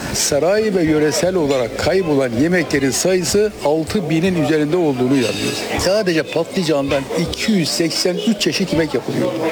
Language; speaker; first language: Turkish; native; Turkish